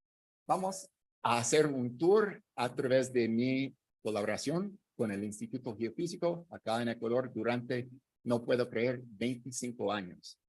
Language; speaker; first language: Spanish; non-native, fluent; English